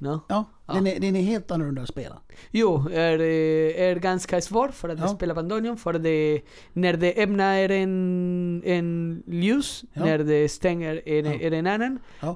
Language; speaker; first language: Swedish; non-native, learner; Spanish